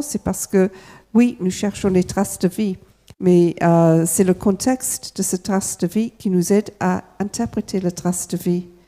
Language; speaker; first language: French; non-native, fluent; English